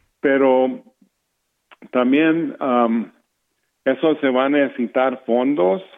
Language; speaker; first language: Spanish; early bilingual, heritage; English